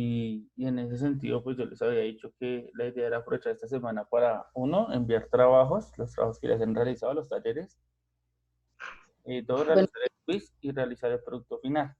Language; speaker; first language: Spanish; native; Spanish